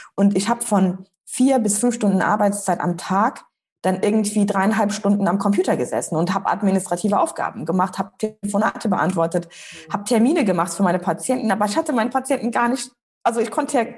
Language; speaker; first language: German; early bilingual, other home language; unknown